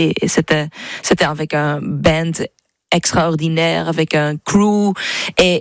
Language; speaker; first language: French; non-native, fluent; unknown